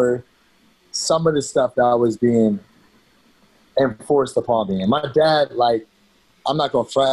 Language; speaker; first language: English; native; English